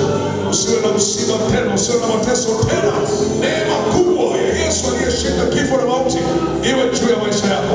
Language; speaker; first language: Swahili; native; Swahili